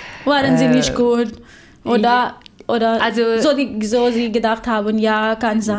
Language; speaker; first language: German; non-native, fluent; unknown